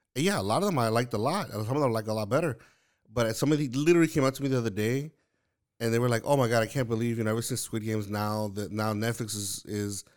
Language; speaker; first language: English; native; English